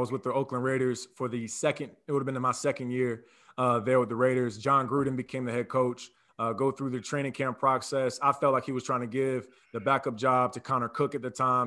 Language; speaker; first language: English; native; English